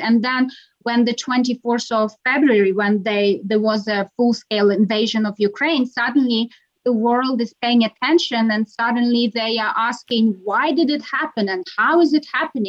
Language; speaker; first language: English; non-native, fluent; Ukrainian